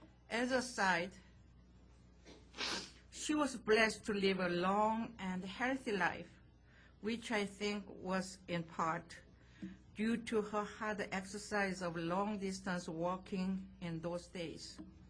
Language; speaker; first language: English; non-native, fluent; Korean